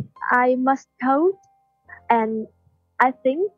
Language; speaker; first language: English; non-native, learner; Vietnamese